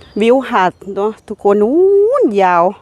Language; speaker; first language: Thai; non-native, local second language; Lao